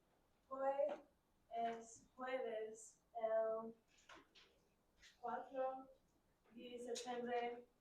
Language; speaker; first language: Spanish; non-native, learner; English